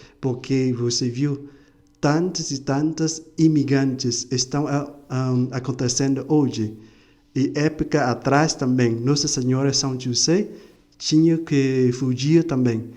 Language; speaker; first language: Portuguese; non-native, fluent; Vietnamese